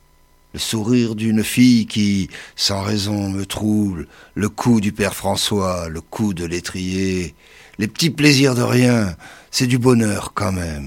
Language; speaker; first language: French; native; French